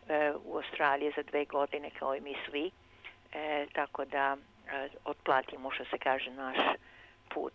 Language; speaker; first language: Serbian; early bilingual, heritage; Serbian